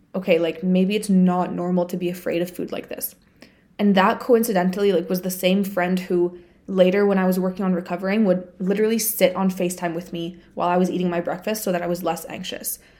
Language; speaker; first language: English; non-native, fluent; Bulgarian